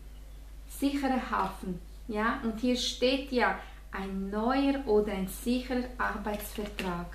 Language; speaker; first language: German; non-native, fluent; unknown